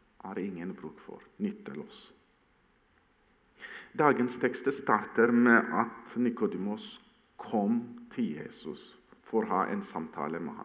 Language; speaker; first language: Norwegian; non-native, fluent; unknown